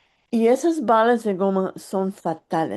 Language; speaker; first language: Spanish; early bilingual, heritage; English